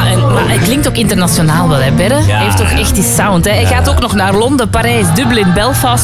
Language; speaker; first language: Dutch; native; Dutch